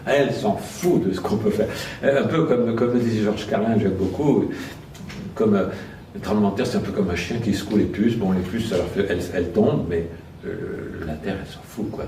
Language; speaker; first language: French; native; French